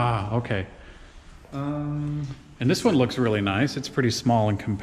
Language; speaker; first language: English; native; English